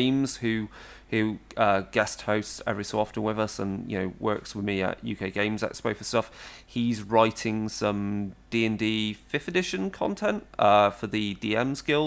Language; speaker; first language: English; native; English